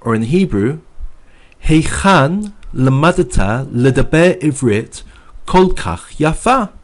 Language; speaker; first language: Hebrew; non-native, fluent; English